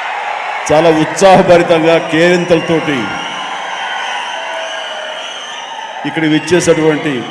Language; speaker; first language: Telugu; native; Telugu